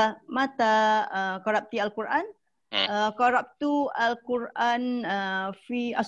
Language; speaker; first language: Arabic; non-native, learner; Malay